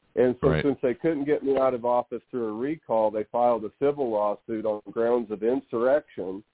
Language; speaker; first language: English; native; English